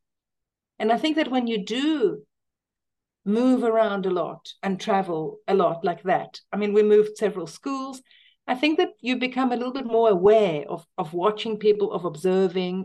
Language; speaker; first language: English; native; English